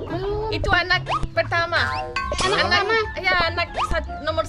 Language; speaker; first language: Indonesian; non-native, learner; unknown